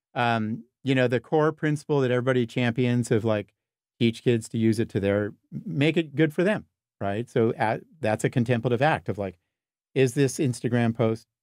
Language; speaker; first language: English; native; English